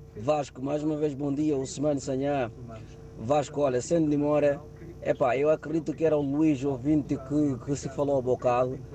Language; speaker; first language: Portuguese; non-native, local second language; Upper Guinea Crioulo